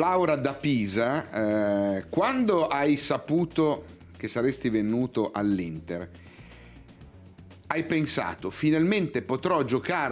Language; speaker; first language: Italian; native; Italian